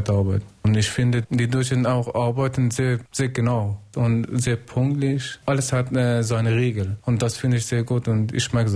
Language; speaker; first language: German; non-native, learner; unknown